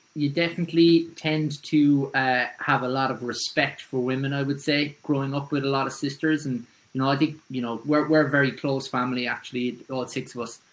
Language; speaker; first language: English; native; English